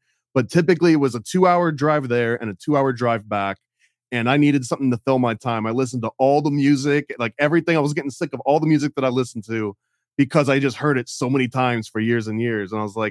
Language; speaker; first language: English; native; English